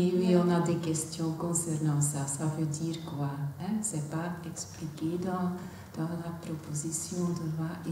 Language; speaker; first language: French; non-native, local second language; Dutch